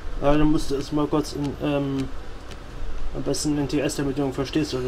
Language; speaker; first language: German; native; German